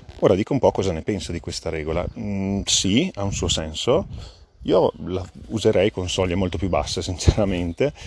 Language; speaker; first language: Italian; native; Italian